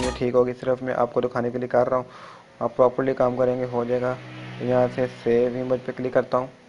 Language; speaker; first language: Urdu; non-native, local second language; Punjabi